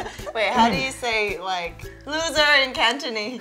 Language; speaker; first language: English; native; English